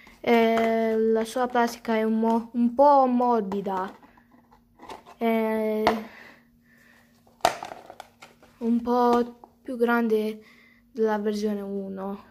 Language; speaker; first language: Italian; early bilingual, other home language; Romanian